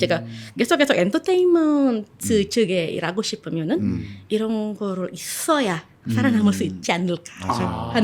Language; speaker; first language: Korean; non-native, fluent; Indonesian